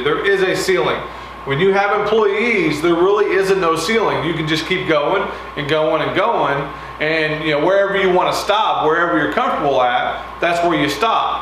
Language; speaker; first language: English; native; English